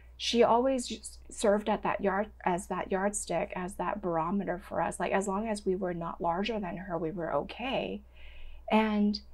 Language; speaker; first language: English; non-native, local second language; Cantonese